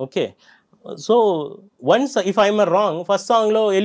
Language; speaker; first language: Telugu; non-native, fluent; Tamil